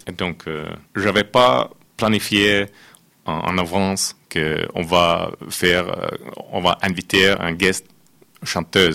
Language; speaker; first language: French; non-native, fluent; Finnish